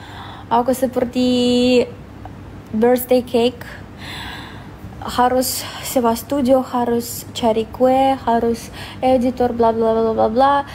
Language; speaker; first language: Indonesian; non-native, fluent; Russian